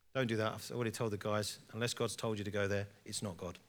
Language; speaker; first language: English; native; English